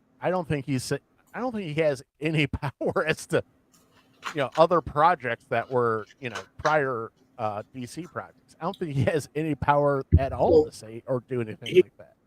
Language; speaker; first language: English; native; English